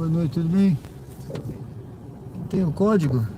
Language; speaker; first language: Portuguese; native; Portuguese